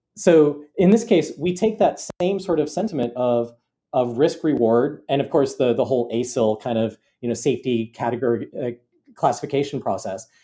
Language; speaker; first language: English; native; English